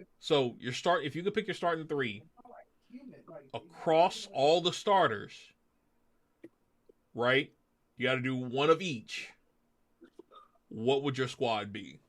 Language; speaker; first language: English; native; English